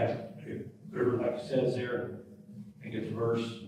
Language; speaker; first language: English; native; English